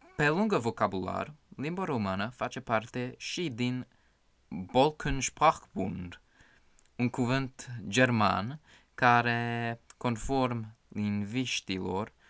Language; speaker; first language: Romanian; non-native, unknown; English